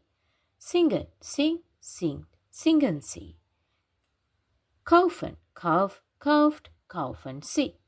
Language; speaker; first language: German; non-native, fluent; Sinhala